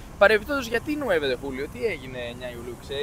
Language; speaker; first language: Greek; native; Greek